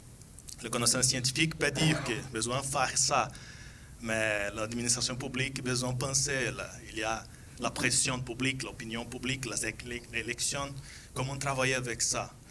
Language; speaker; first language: French; non-native, fluent; Portuguese